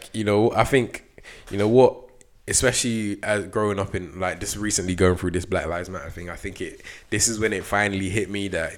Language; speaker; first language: English; native; English